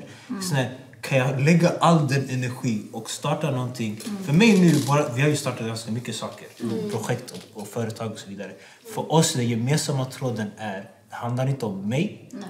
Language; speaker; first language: Swedish; non-native, local second language; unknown